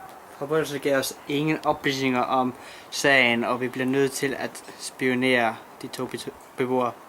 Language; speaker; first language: Danish; non-native, learner; Icelandic